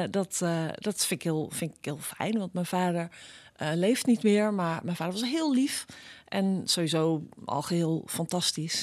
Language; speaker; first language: Dutch; native; Dutch